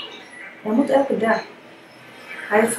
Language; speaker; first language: Dutch; non-native, local second language; Indonesian